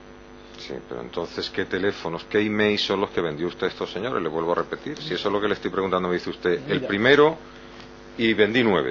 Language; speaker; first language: Spanish; native; Spanish